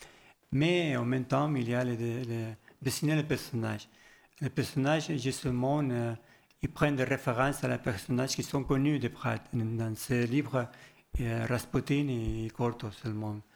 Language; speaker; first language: French; non-native, learner; Spanish